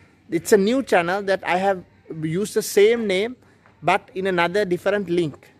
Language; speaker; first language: English; non-native, local second language; Sinhala